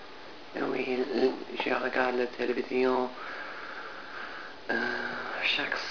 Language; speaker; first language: French; non-native, learner; English